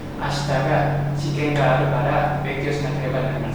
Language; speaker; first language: Japanese; non-native, learner; Indonesian